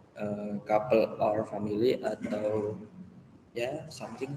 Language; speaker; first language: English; non-native, learner; Indonesian